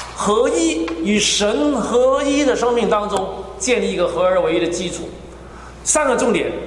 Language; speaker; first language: Chinese; non-native, fluent; Cantonese